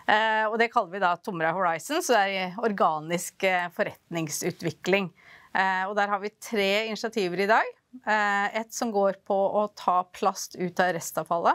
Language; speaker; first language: Norwegian; native; Norwegian